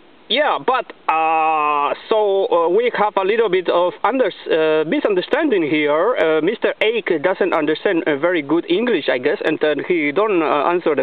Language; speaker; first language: English; non-native, learner; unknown